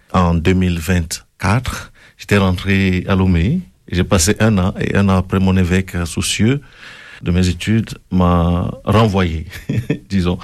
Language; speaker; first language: French; non-native, local second language; Ewe